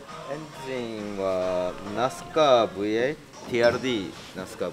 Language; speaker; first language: English; non-native, learner; Japanese